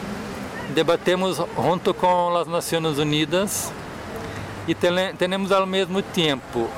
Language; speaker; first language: Spanish; non-native, fluent; Portuguese